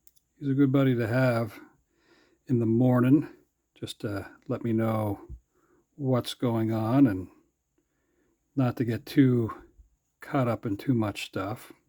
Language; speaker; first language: English; native; English